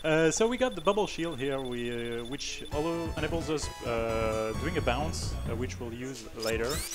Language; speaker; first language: English; non-native, fluent; French